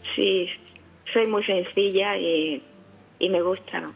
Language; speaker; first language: Spanish; native; Spanish